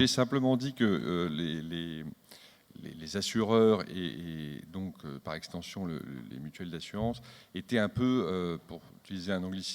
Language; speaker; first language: French; native; French